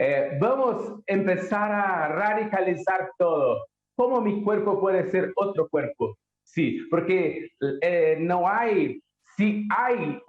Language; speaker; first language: Spanish; non-native, learner; Portuguese